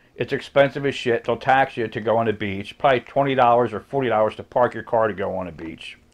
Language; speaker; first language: English; native; English